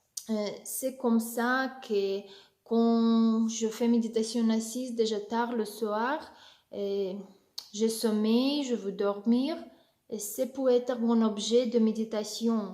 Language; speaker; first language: French; non-native, learner; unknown